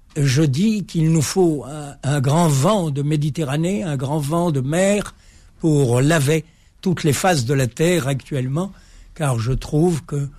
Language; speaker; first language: French; native; French